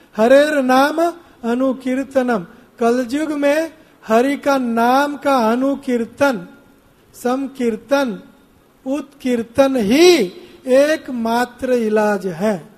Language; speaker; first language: Hindi; non-native, local second language; Gujarati